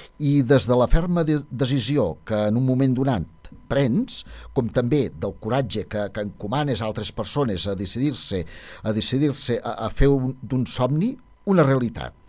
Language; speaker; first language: Catalan; native; Catalan